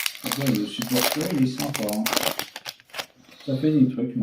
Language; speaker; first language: French; native; French